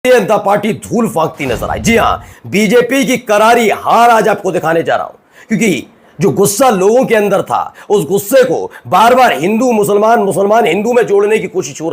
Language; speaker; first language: Hindi; native; Hindi